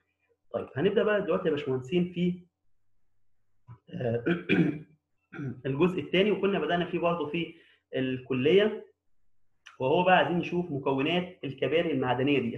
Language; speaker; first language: Arabic; native; Arabic